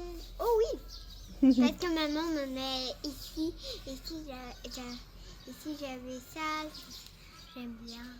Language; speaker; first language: French; early bilingual, heritage; French